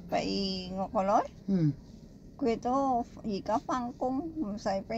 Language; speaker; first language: Cantonese; non-native, learner; Indonesian